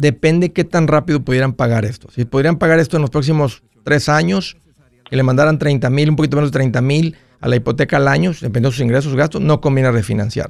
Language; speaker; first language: Spanish; native; Spanish